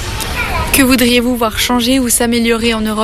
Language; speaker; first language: French; native; French